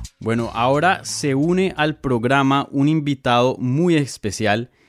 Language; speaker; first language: Spanish; native; Spanish